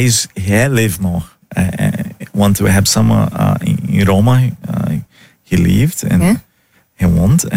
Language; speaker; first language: Dutch; non-native, learner; Portuguese